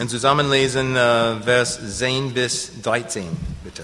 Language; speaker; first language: German; non-native, learner; English